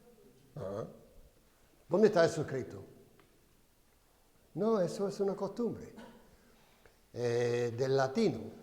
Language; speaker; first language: Spanish; non-native, fluent; English